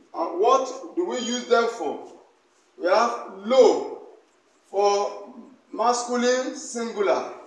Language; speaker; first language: English; non-native, local second language; Yoruba